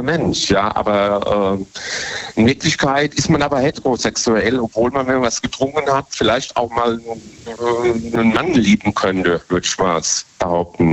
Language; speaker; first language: German; native; German